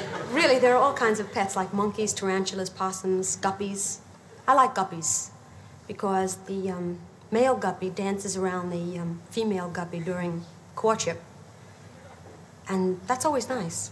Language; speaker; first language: English; native; English